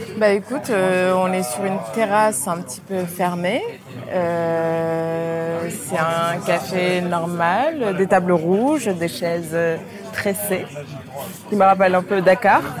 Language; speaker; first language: French; early bilingual, other home language; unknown